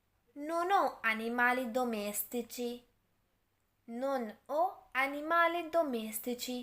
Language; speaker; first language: Italian; non-native, fluent; Urdu